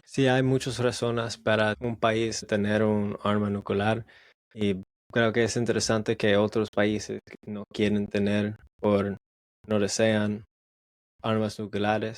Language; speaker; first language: Spanish; non-native, learner; English